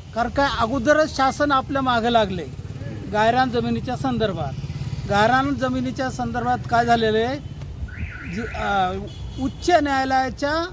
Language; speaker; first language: Marathi; native; Marathi